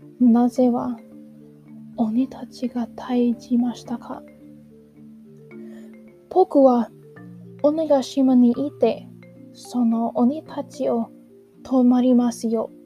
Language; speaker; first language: Japanese; non-native, learner; English